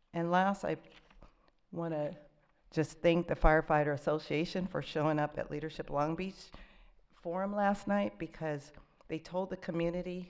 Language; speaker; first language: English; native; English